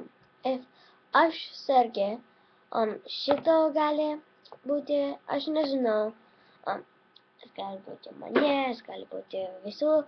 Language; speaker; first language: Lithuanian; early bilingual, heritage; Lithuanian